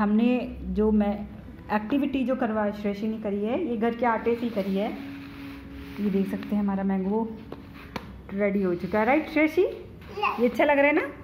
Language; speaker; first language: Hindi; native; Hindi